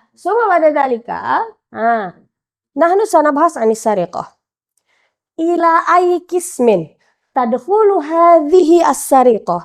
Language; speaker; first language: Arabic; non-native, fluent; Indonesian